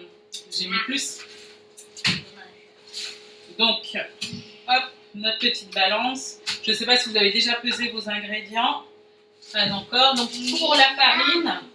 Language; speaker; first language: French; native; French